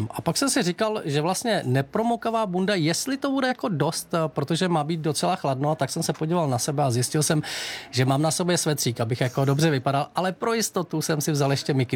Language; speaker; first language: Czech; native; Czech